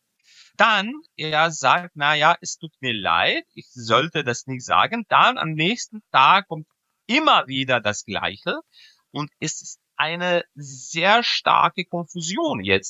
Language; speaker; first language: German; non-native, fluent; Serbian